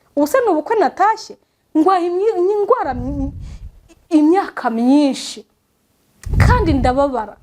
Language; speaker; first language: Kinyarwanda; native; Kinyarwanda